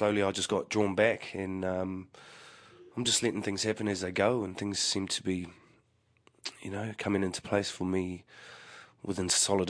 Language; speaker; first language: English; native; English